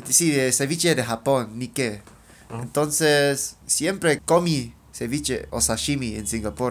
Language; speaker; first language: Spanish; non-native, learner; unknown